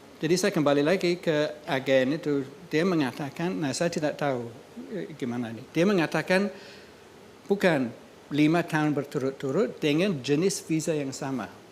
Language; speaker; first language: Indonesian; non-native, fluent; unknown